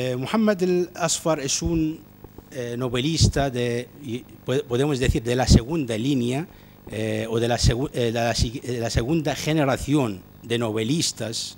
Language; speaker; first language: Spanish; non-native, fluent; Arabic